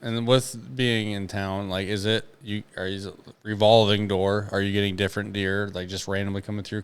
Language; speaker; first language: English; native; English